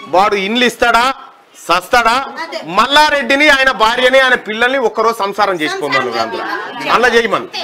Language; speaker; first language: Telugu; native; Telugu